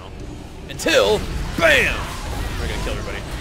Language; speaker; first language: English; native; English